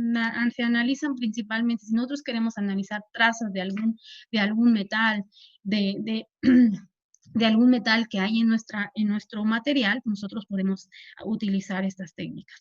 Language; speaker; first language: Spanish; native; Spanish